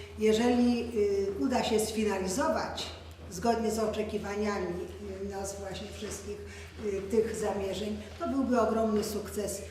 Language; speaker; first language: Polish; native; Polish